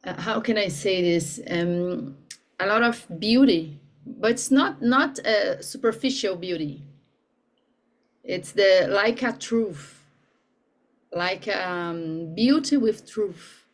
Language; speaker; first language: English; non-native, learner; Portuguese